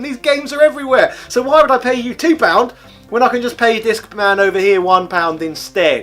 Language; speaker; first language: English; native; English